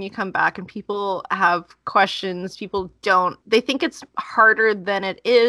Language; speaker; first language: English; native; English